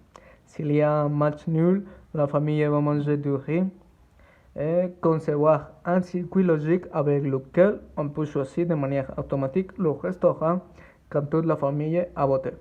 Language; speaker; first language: French; non-native, learner; Spanish